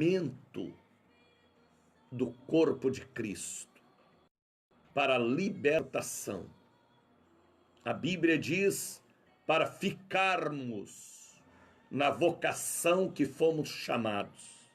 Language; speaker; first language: Portuguese; native; Portuguese